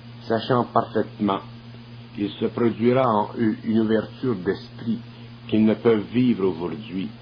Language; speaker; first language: French; native; French